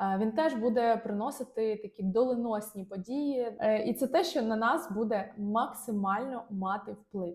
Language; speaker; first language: Ukrainian; non-native, local second language; Russian